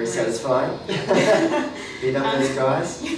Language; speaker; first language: English; native; English